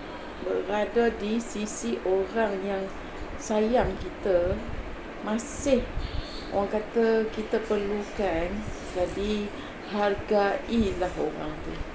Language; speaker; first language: Malay; native; Malay